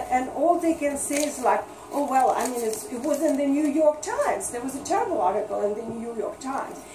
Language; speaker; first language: English; non-native, fluent; Russian